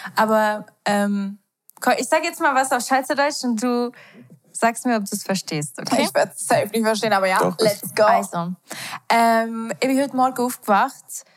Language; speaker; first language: German; early bilingual, other home language; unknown